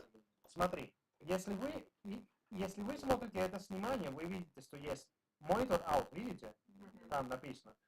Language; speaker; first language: Russian; non-native, learner; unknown